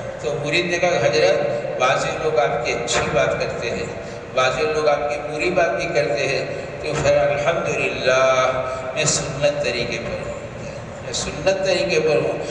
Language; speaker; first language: Urdu; non-native, local second language; Gujarati